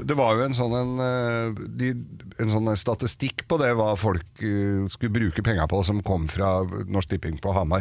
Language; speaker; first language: Norwegian; native; Norwegian